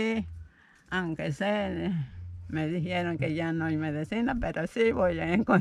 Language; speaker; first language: Spanish; non-native, local second language; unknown